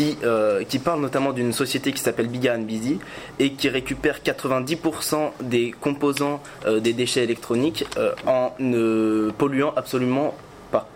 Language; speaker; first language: French; native; French